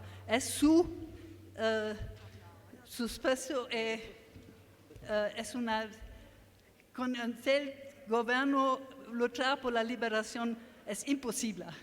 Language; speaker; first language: Spanish; non-native, learner; German